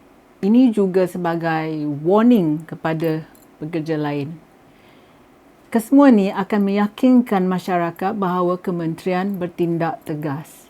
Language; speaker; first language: Malay; native; Malay